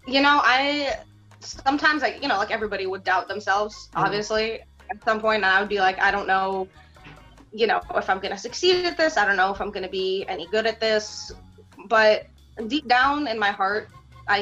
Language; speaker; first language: English; early bilingual, other home language; Russian